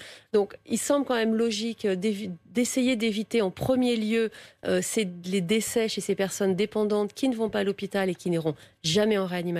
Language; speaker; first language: French; native; French